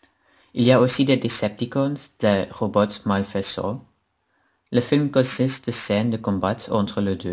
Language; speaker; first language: French; non-native, learner; Dutch